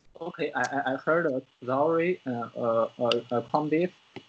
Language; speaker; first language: English; non-native, learner; Chinese